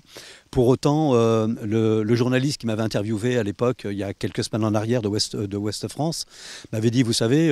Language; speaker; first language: French; native; French